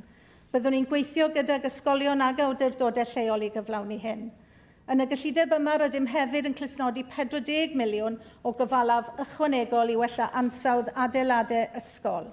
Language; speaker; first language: Welsh; native; Welsh